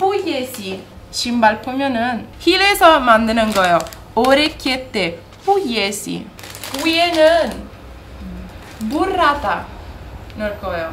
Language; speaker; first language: Korean; non-native, learner; Italian